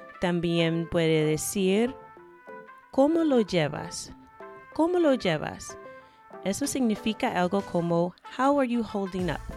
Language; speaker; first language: Spanish; non-native, fluent; English